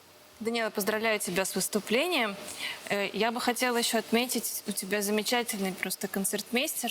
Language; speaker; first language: Russian; native; Russian